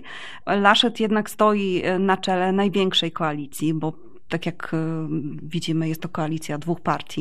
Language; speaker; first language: Polish; native; Polish